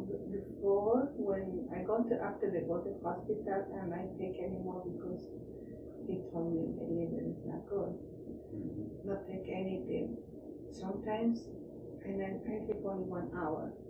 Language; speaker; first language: English; non-native, learner; Spanish